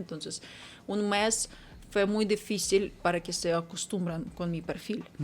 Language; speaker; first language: Spanish; non-native, fluent; Ukrainian